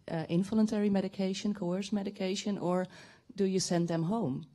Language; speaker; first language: English; non-native, fluent; Dutch